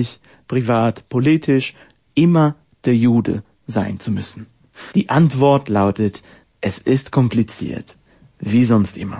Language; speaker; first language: German; non-native, fluent; Hebrew